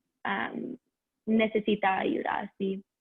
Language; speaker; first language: Spanish; non-native, learner; English